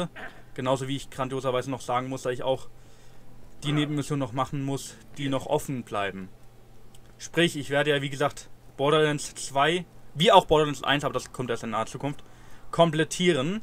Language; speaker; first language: German; native; German